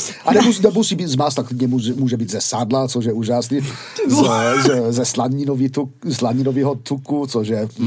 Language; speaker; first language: Czech; non-native, fluent; English